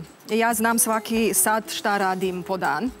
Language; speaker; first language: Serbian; non-native, learner; Romanian